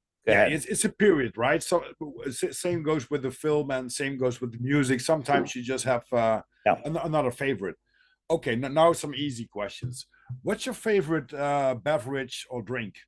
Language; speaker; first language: English; non-native, fluent; Dutch